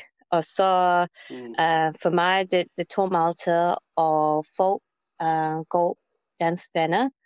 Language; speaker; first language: Danish; non-native, learner; English